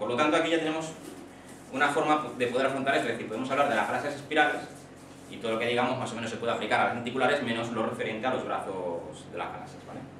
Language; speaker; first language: Spanish; native; Spanish